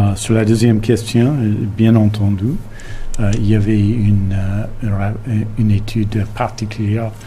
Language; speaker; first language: French; non-native, fluent; English